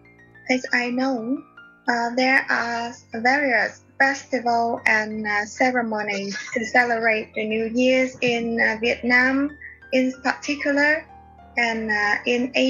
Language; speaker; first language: English; non-native, learner; Vietnamese